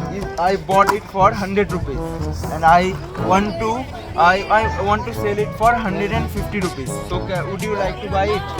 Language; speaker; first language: English; non-native, learner; Bangla